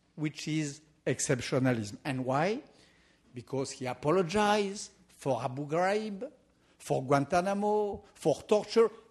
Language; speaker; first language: English; non-native, fluent; French